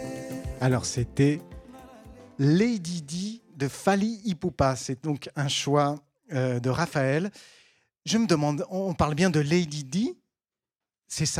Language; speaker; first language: French; native; French